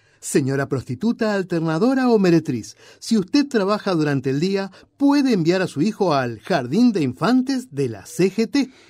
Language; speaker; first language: Spanish; native; Spanish